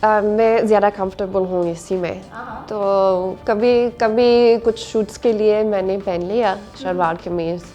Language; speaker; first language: Hindi; non-native, learner; English